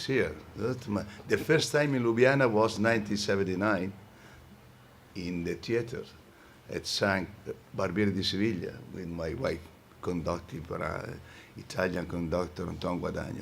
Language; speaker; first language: English; non-native, fluent; Italian